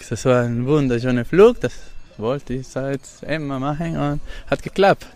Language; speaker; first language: German; non-native, learner; Spanish